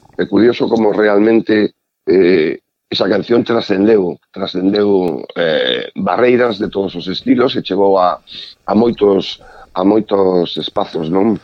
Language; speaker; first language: Galician; native; Galician